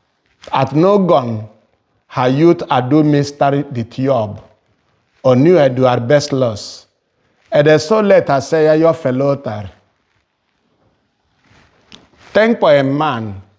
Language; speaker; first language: Swedish; non-native, fluent; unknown